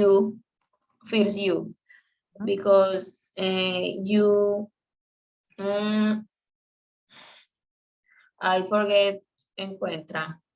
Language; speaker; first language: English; non-native, learner; Spanish